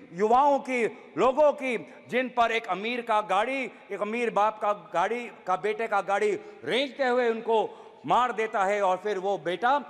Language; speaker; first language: Hindi; non-native, local second language; Assamese